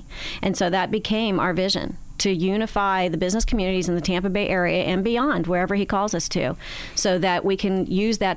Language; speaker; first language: English; native; English